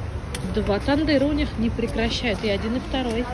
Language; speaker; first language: Russian; native; Russian